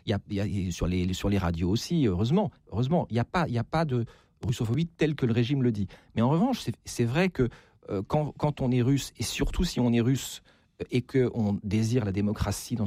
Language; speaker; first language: French; native; French